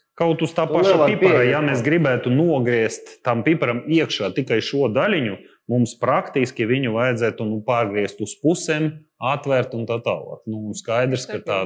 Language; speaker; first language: Latvian; non-native, local second language; Russian